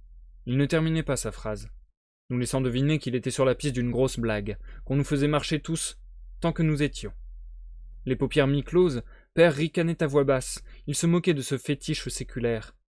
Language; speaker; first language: French; native; French